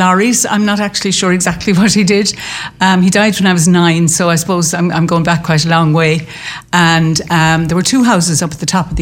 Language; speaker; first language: English; native; English